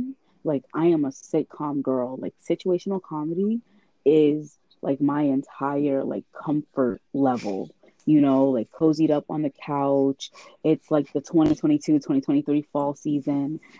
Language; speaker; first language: English; native; English